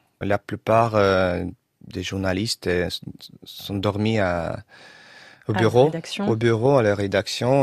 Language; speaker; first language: French; non-native, learner; Russian